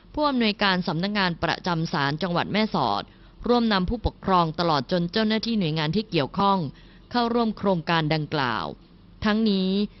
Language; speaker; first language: Thai; native; Thai